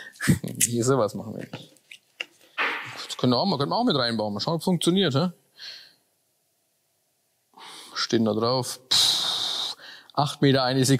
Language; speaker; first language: German; native; German